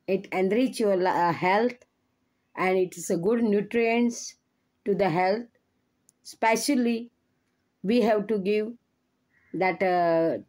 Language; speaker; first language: English; non-native, local second language; Konkani